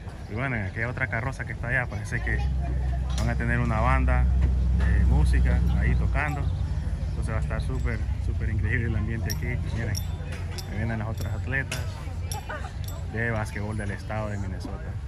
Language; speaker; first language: Spanish; native; Spanish